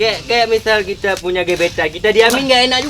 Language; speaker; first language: Indonesian; native; Indonesian